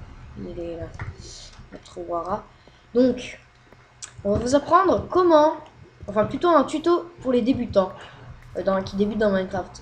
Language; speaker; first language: French; native; French